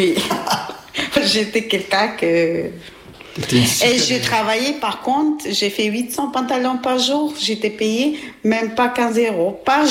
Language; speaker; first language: French; non-native, learner; Albanian